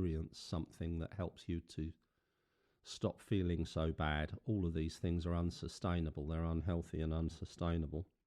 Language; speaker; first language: English; native; English